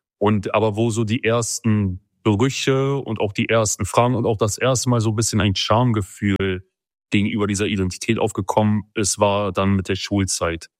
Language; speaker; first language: German; early bilingual, other home language; Kurdish